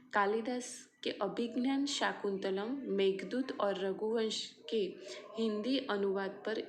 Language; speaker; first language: Hindi; non-native, local second language; Gujarati